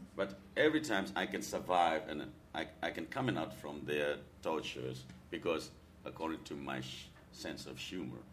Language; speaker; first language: English; non-native, learner; Burmese